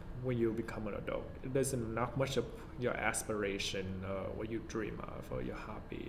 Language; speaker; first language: English; non-native, fluent; Vietnamese